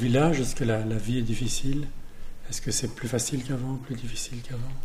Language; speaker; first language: French; native; French